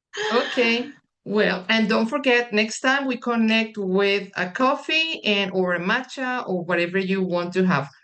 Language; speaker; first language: English; non-native, fluent; Spanish